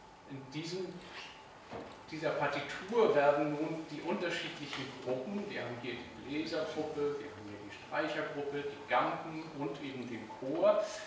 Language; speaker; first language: German; native; German